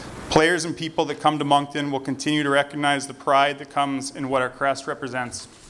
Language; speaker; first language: English; native; English